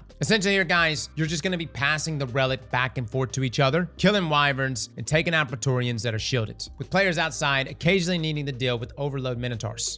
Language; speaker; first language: English; native; English